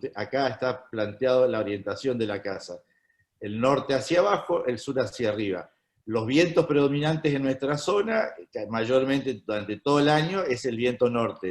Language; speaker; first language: Spanish; native; Spanish